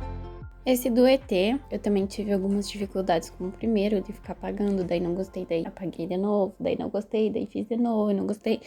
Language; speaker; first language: Portuguese; native; Portuguese